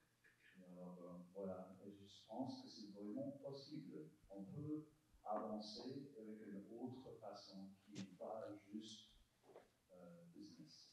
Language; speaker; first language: French; non-native, learner; English